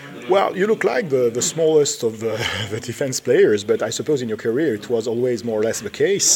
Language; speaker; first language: English; non-native, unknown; French